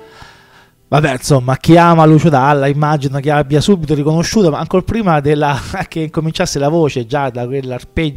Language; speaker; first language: Italian; native; Italian